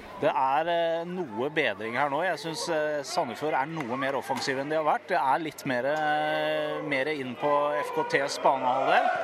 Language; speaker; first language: Norwegian; native; Norwegian